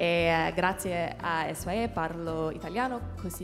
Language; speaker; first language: Italian; non-native, fluent; English